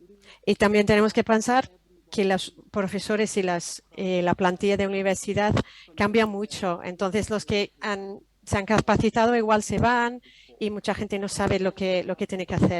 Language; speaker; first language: Spanish; non-native, fluent; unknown